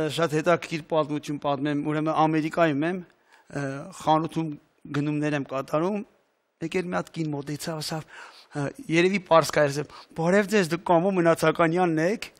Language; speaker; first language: Armenian; native; Armenian